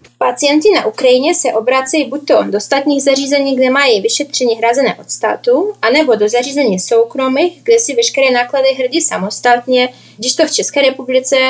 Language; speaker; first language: Czech; non-native, fluent; Ukrainian